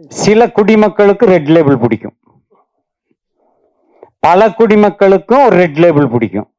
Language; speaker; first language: Tamil; native; Tamil